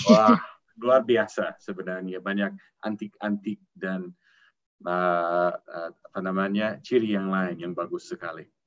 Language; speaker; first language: Indonesian; non-native, fluent; English